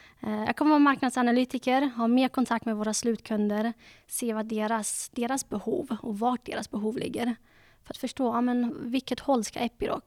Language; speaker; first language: Swedish; early bilingual, other home language; Dutch